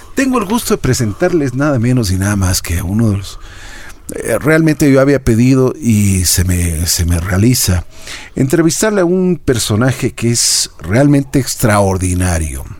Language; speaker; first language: Spanish; native; Spanish